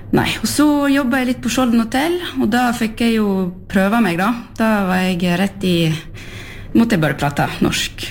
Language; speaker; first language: Norwegian; early bilingual, heritage; French